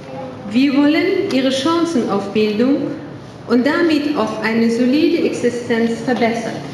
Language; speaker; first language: German; non-native, fluent; Persian